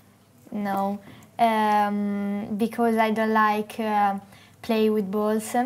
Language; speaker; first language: English; non-native, learner; Italian